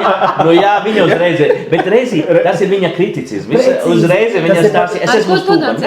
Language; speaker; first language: Latvian; non-native, learner; Italian